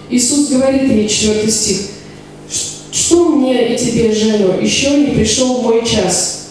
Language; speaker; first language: Russian; native; Russian